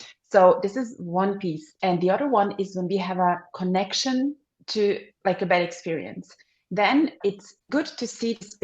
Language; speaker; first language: English; non-native, fluent; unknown